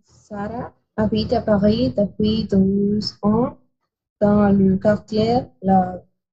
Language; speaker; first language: French; non-native, learner; Spanish